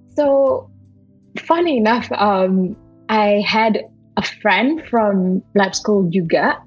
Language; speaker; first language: English; non-native, fluent; Malay